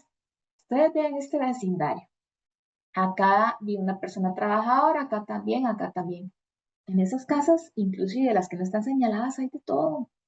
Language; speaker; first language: Spanish; native; Spanish